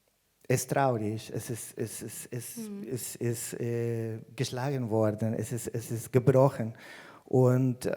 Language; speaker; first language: German; non-native, fluent; Spanish